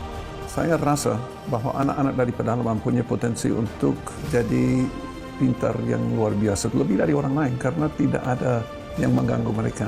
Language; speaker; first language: Indonesian; non-native, fluent; English